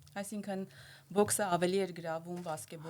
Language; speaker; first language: Armenian; early bilingual, heritage; Armenian